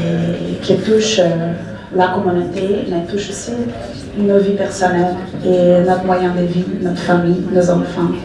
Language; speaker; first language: French; non-native, fluent; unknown